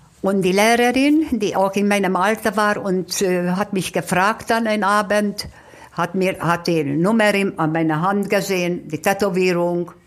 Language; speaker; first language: German; non-native, fluent; Hungarian